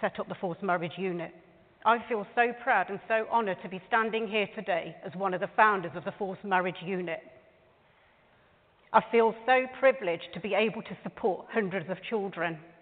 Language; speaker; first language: English; native; English